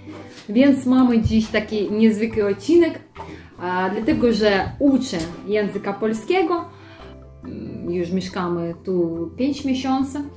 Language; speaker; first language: Polish; non-native, learner; Russian